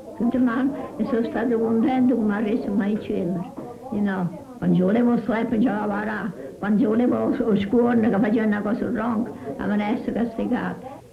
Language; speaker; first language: English; non-native, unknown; Italian